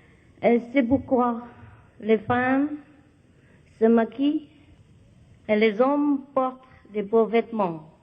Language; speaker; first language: French; non-native, learner; Vietnamese